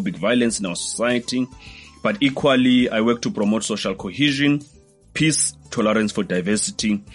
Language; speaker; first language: English; non-native, local second language; Xhosa